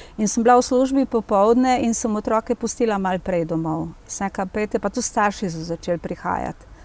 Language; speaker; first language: Slovenian; native; Slovenian